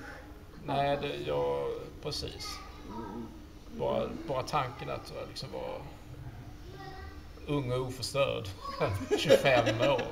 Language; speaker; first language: Swedish; native; Swedish